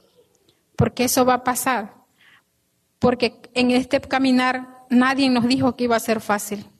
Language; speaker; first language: Spanish; native; Spanish